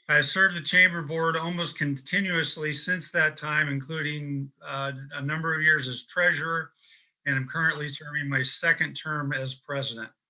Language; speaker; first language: English; native; English